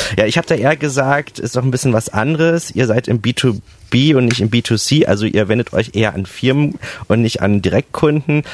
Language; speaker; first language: German; native; German